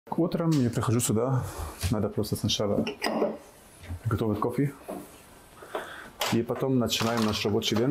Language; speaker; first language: Russian; non-native, fluent; Arabic